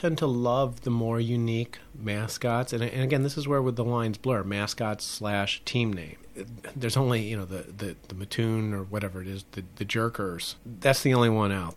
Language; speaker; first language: English; native; English